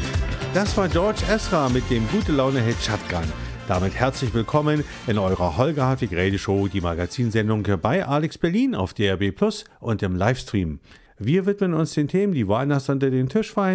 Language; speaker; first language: German; native; German